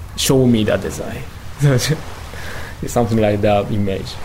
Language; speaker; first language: English; non-native, learner; Japanese